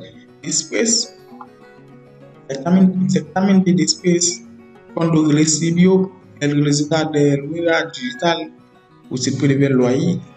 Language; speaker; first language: Spanish; non-native, learner; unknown